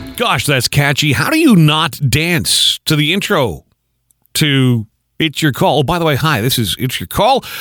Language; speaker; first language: English; native; English